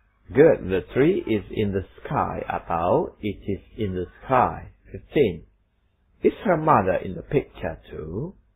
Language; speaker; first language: English; non-native, fluent; Indonesian